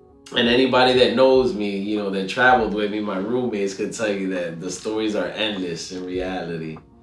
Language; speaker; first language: English; early bilingual, other home language; Spanish